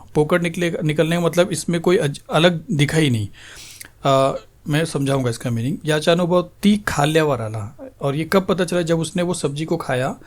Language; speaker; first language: Hindi; non-native, local second language; Marathi